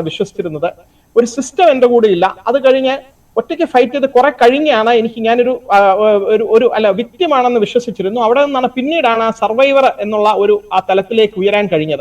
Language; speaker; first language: Malayalam; native; Malayalam